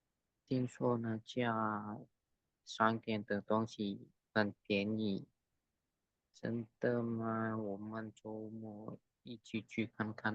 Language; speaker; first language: Chinese; non-native, learner; Indonesian